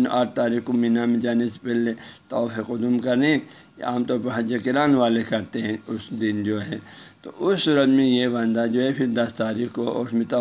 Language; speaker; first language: Urdu; non-native, local second language; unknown